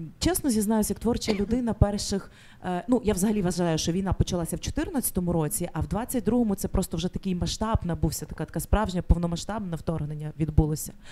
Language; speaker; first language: Ukrainian; native; Ukrainian